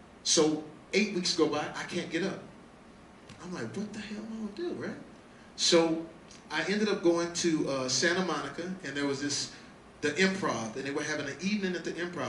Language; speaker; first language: English; native; English